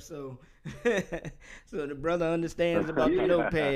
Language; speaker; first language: English; native; English